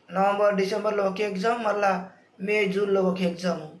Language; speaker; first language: Telugu; non-native, local second language; Lambadi